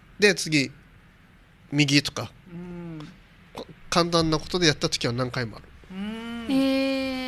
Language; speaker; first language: Japanese; native; Japanese